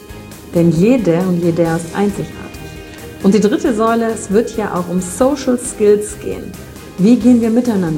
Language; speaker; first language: German; native; German